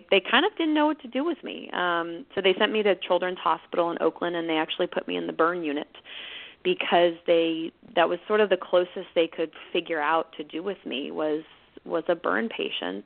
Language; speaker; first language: English; native; English